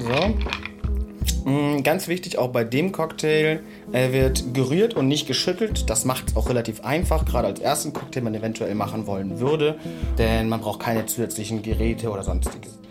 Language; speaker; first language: German; native; German